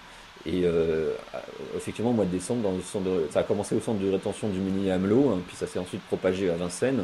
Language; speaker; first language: French; native; French